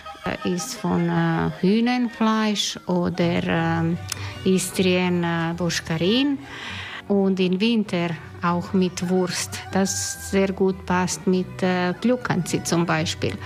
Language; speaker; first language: German; non-native, learner; Croatian